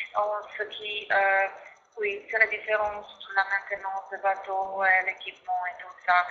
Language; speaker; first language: French; non-native, fluent; Croatian